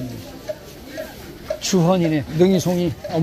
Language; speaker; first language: Korean; native; Korean